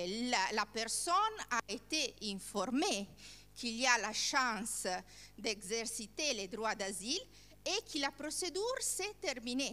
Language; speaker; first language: French; non-native, learner; Italian